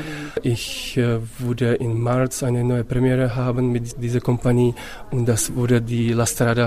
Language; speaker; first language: German; non-native, fluent; Czech